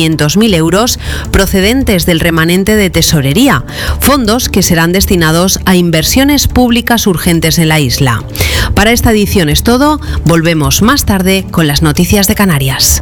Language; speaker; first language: Spanish; native; Spanish